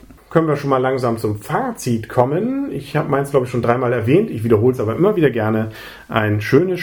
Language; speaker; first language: German; native; German